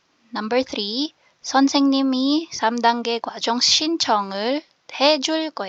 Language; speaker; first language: Korean; non-native, fluent; Filipino